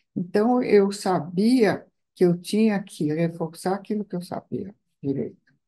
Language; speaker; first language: Portuguese; non-native, fluent; Italian